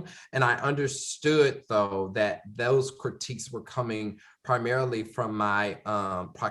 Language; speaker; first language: English; native; English